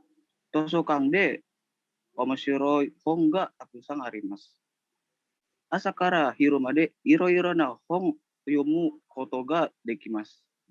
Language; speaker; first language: Japanese; non-native, learner; Indonesian